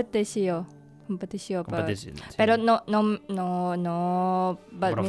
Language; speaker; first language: Catalan; non-native, learner; Indonesian